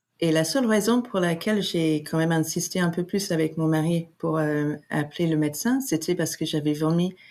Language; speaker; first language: French; non-native, fluent; English